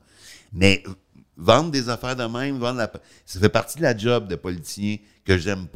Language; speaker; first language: French; native; French